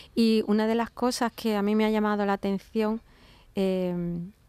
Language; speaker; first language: Spanish; native; Spanish